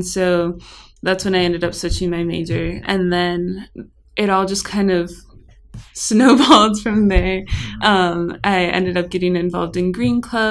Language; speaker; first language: English; native; English